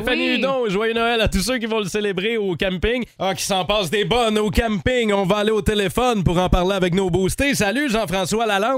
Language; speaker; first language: French; native; French